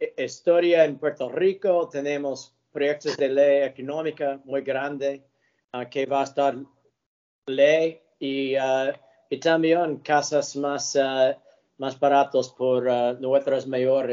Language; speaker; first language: Spanish; early bilingual, heritage; English